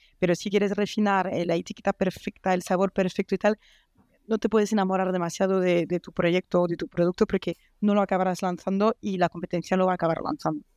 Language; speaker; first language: Spanish; non-native, fluent; French